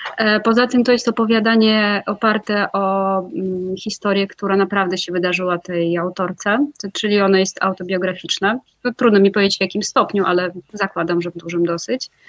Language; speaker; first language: Polish; non-native, fluent; Russian